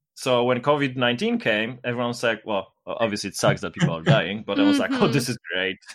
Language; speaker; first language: English; non-native, fluent; Polish